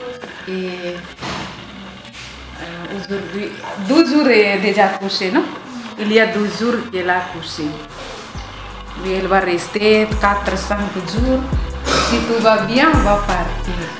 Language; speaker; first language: French; non-native, learner; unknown